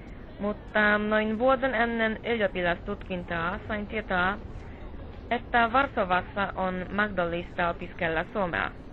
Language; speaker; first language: Finnish; non-native, fluent; Polish